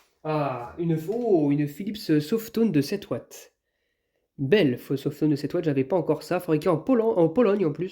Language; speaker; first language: French; native; French